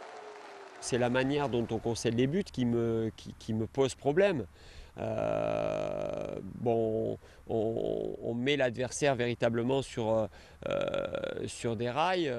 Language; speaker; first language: French; native; French